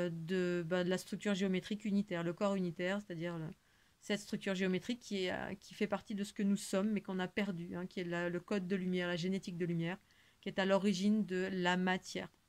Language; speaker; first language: French; native; French